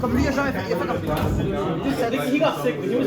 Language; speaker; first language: French; non-native, local second language; English